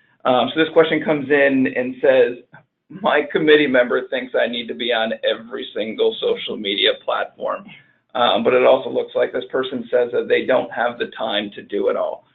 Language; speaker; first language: English; native; English